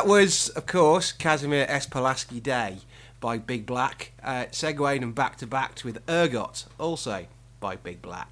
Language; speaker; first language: English; native; English